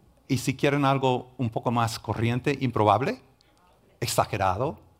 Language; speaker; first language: Spanish; non-native, fluent; English